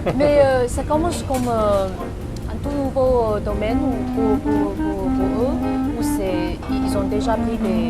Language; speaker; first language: French; non-native, fluent; Chinese